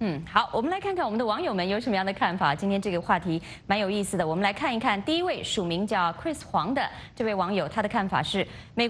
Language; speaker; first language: Chinese; native; Chinese